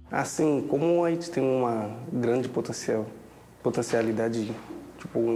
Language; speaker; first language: Portuguese; non-native, fluent; Haitian Creole